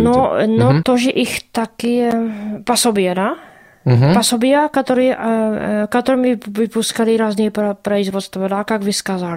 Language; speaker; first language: Russian; non-native, learner; Czech